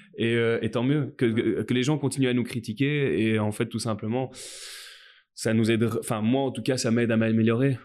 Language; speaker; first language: French; native; French